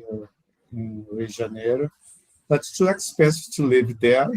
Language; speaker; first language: English; non-native, learner; Portuguese